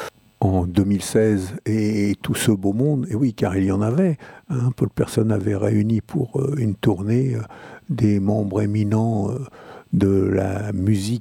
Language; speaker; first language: French; native; French